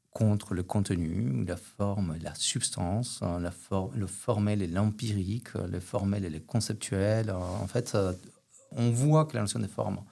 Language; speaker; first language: French; non-native, fluent; Spanish